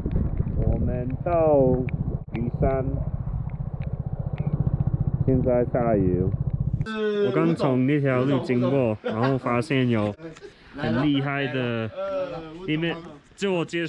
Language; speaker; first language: Chinese; non-native, fluent; English